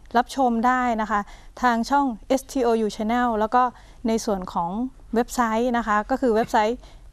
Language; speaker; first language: Thai; native; Thai